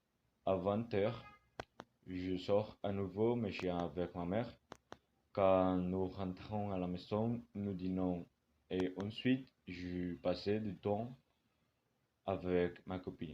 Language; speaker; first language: French; non-native, learner; Spanish